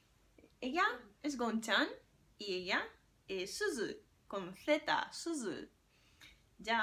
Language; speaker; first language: Spanish; non-native, fluent; Japanese